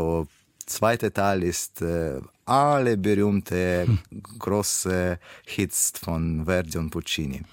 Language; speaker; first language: German; non-native, learner; Russian